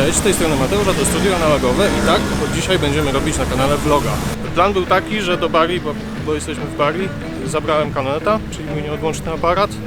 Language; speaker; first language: Polish; native; Polish